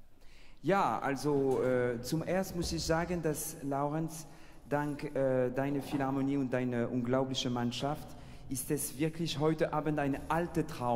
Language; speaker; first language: German; non-native, fluent; French